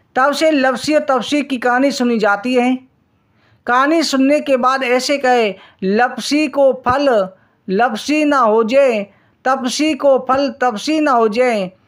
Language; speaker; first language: Hindi; native; Hindi